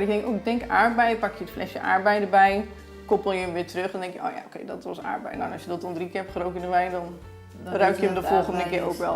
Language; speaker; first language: Dutch; native; Dutch